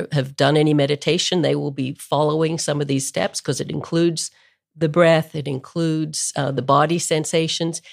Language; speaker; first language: English; native; English